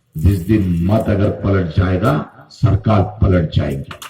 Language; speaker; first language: Hindi; non-native, local second language; Marathi